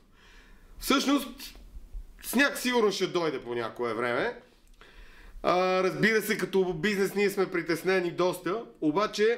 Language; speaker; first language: Bulgarian; native; Bulgarian